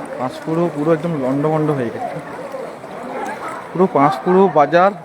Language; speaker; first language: Bangla; native; Bangla